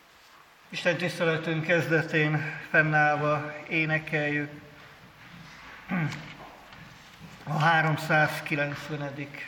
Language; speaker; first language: Hungarian; native; Hungarian